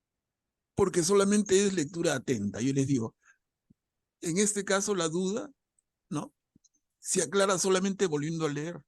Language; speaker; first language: Spanish; native; Spanish